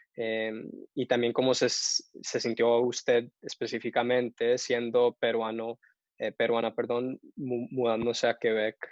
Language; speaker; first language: Spanish; early bilingual, heritage; Spanish